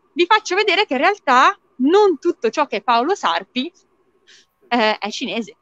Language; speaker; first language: Italian; native; Italian